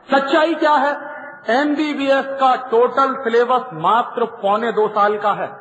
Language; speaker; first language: Hindi; native; Hindi